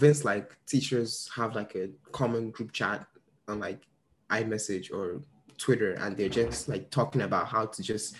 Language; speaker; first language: English; non-native, local second language; Yoruba